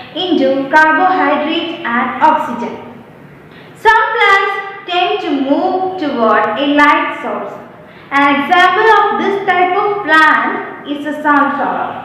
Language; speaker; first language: English; non-native, local second language; Malayalam